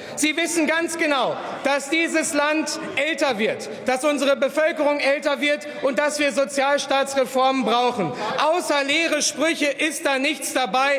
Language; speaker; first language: German; native; German